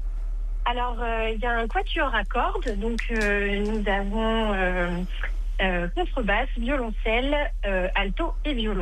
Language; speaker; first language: French; native; French